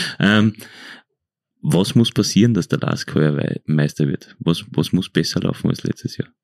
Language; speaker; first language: German; native; German